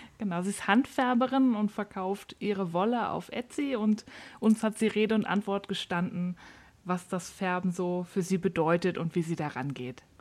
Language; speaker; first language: German; native; German